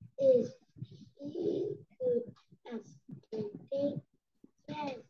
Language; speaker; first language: English; non-native, learner; Vietnamese